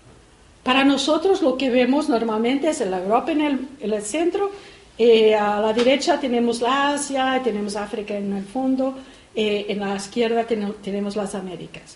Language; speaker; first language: Spanish; non-native, fluent; Portuguese